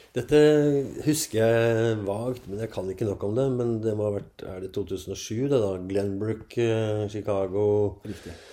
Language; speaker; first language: Norwegian; native; Norwegian